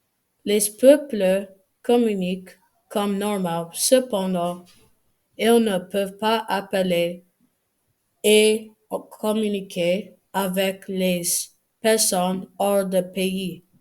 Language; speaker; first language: French; non-native, learner; English